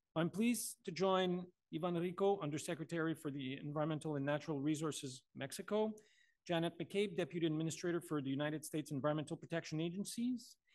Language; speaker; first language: English; non-native, local second language; French